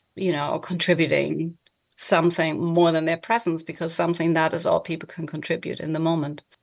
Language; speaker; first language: English; non-native, fluent; German